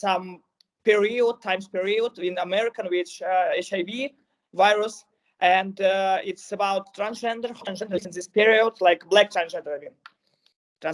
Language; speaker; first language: English; non-native, learner; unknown